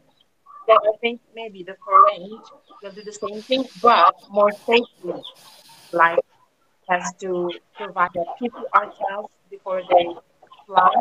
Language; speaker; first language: English; non-native, learner; Indonesian